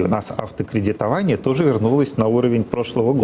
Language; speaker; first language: Russian; native; Russian